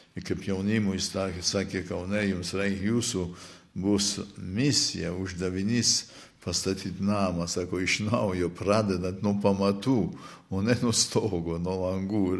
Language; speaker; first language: Lithuanian; early bilingual, heritage; Lithuanian